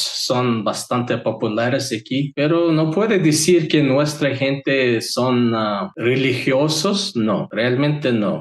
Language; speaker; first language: Spanish; non-native, learner; Mongolian